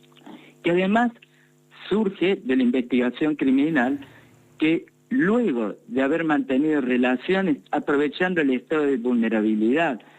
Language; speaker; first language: Spanish; native; Spanish